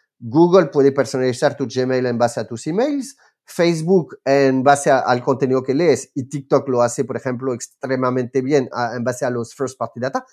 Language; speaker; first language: Spanish; non-native, fluent; French